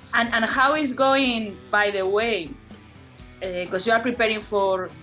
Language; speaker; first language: English; non-native, fluent; Spanish